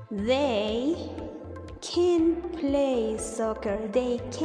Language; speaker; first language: English; non-native, fluent; Spanish